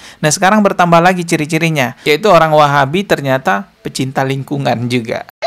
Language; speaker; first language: Indonesian; native; Indonesian